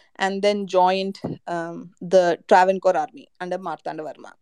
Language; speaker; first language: English; non-native, local second language; Malayalam